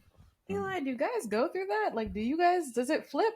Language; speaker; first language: English; native; English